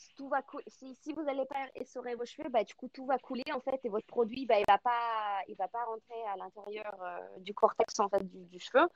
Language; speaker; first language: French; non-native, fluent; Russian